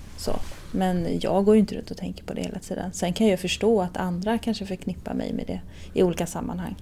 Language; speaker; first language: Swedish; native; Swedish